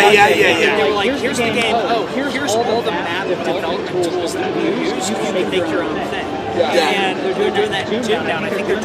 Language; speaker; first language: English; native; English